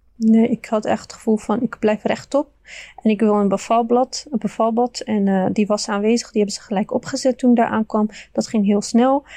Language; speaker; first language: Dutch; early bilingual, other home language; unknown